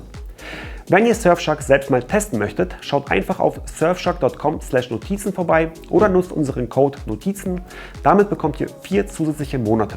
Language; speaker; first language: German; native; German